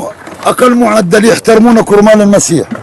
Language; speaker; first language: Arabic; native; Arabic